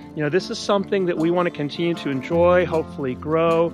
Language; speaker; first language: English; native; English